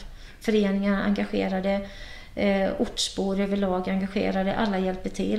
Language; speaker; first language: Swedish; native; Swedish